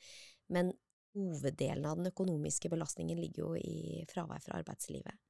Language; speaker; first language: Norwegian; native; Norwegian